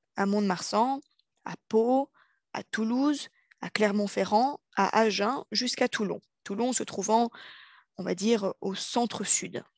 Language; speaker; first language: French; native; French